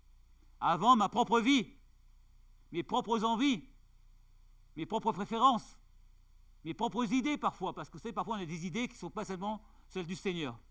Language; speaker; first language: French; native; French